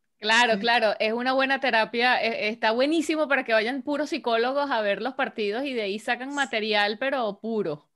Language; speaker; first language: Spanish; native; Spanish